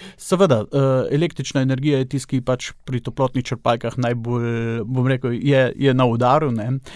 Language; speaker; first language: Slovenian; native; Slovenian